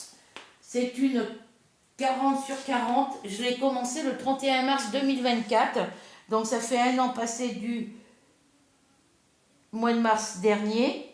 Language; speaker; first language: French; native; French